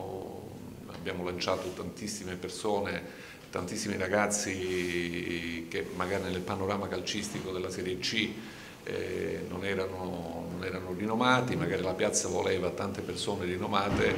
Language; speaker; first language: Italian; native; Italian